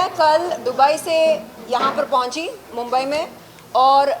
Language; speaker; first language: Hindi; native; Hindi